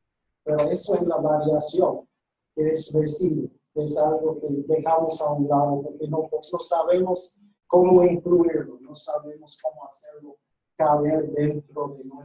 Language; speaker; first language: Spanish; non-native, fluent; English